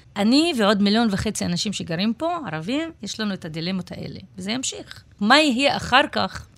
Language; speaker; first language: Hebrew; non-native, local second language; Arabic